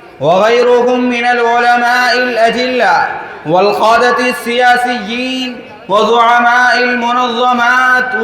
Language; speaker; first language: Arabic; non-native, learner; Urdu